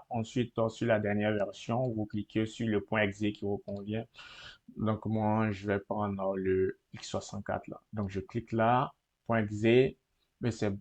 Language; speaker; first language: French; native; French